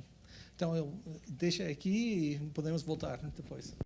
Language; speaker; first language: Portuguese; non-native, fluent; English